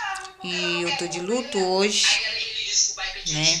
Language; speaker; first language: Portuguese; native; Portuguese